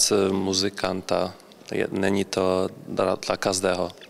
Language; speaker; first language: Czech; non-native, learner; Polish